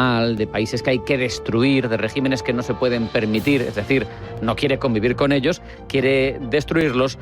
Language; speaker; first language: Spanish; native; Spanish